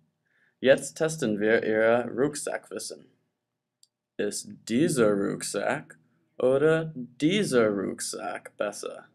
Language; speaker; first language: German; non-native, learner; English